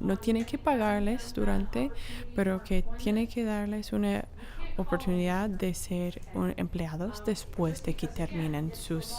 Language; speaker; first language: Spanish; non-native, fluent; English